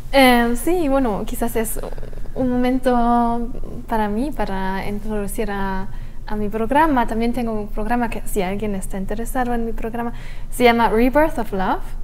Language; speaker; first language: Spanish; non-native, fluent; German